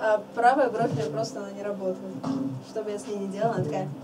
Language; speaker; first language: Russian; native; Russian